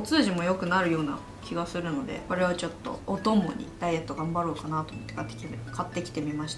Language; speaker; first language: Japanese; native; Japanese